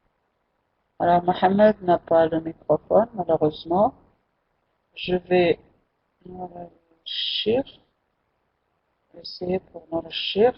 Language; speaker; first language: French; non-native, local second language; Arabic